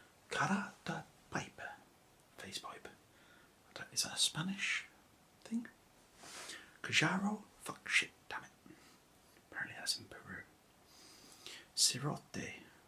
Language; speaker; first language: English; native; English